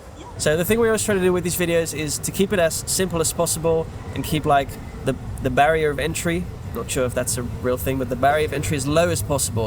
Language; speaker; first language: English; non-native, fluent; Dutch